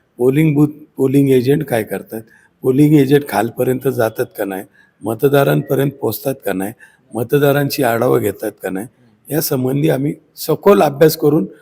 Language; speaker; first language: Marathi; native; Marathi